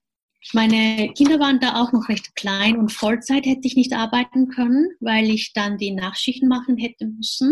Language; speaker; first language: German; non-native, fluent; Japanese